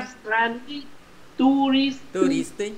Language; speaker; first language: Russian; non-native, learner; Vietnamese